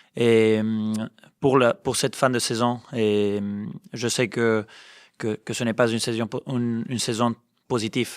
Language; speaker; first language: French; non-native, fluent; Spanish